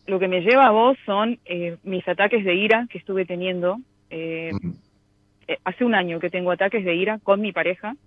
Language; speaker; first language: Spanish; native; Spanish